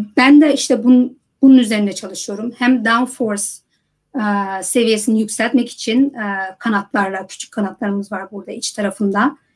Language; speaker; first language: Turkish; early bilingual, heritage; Turkish